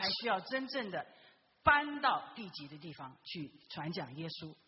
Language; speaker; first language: Chinese; native; Chinese